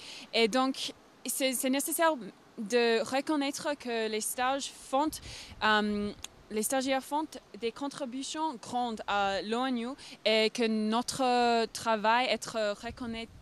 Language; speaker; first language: French; non-native, fluent; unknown